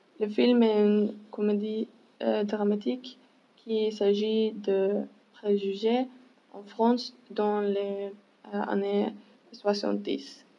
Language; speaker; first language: French; non-native, learner; English